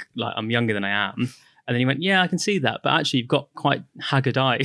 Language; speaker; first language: English; native; English